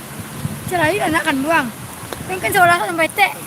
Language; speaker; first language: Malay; non-native, local second language; Minangkabau